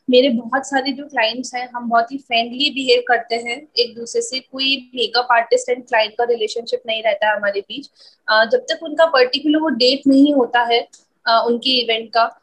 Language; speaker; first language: Hindi; native; Hindi